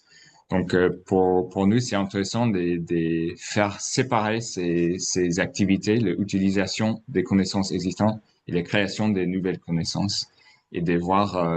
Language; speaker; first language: French; non-native, fluent; English